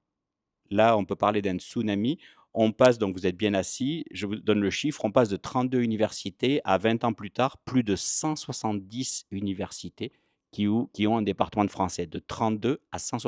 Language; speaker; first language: French; native; French